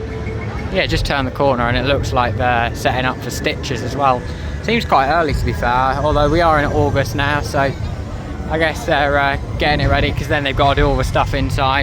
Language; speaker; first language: English; native; English